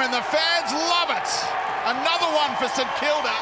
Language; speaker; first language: English; native; English